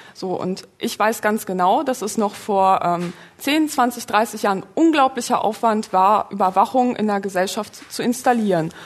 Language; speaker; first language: German; early bilingual, other home language; Polish